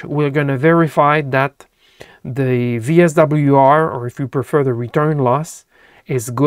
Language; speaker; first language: English; non-native, local second language; French